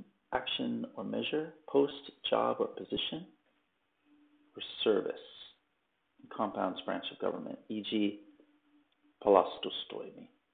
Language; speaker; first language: English; native; English